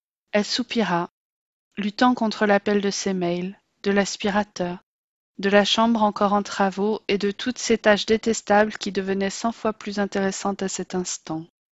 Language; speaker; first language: French; native; French